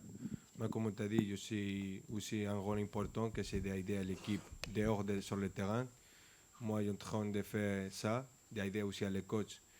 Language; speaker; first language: French; non-native, fluent; Spanish